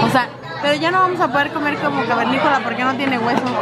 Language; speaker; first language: Spanish; native; Spanish